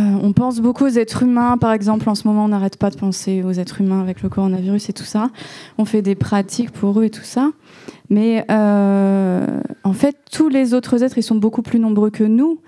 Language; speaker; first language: French; native; French